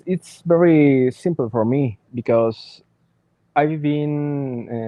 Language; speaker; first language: English; non-native, learner; Spanish